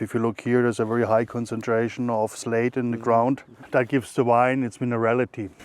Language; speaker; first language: English; non-native, fluent; German